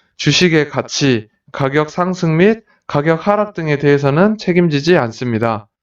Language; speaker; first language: Korean; native; Korean